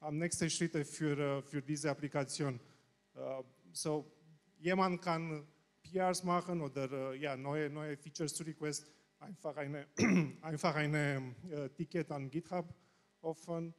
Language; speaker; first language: German; non-native, learner; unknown